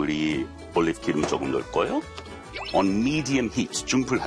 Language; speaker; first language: Korean; non-native, learner; English